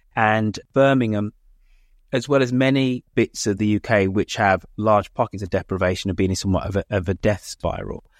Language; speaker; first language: English; native; English